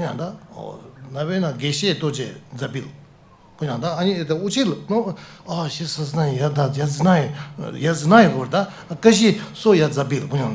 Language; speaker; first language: Russian; non-native, learner; Tibetan